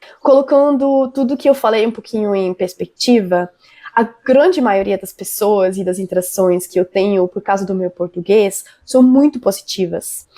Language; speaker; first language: Portuguese; non-native, fluent; German